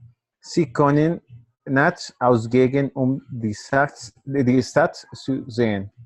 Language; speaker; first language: German; non-native, learner; Spanish